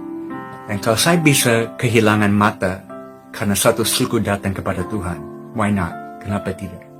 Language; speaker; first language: Indonesian; non-native, fluent; English